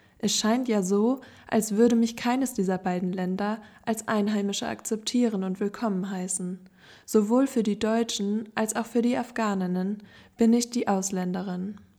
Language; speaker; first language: German; native; German